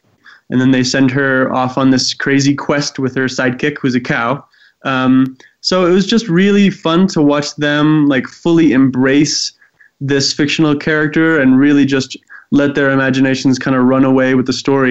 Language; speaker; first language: English; native; English